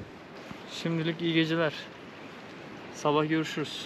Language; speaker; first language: Turkish; native; Turkish